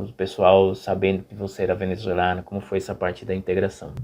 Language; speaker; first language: Portuguese; non-native, fluent; Spanish